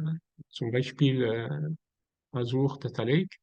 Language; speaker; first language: German; non-native, learner; French